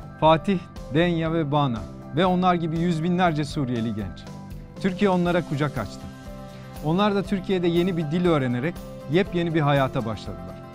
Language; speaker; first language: Turkish; native; Turkish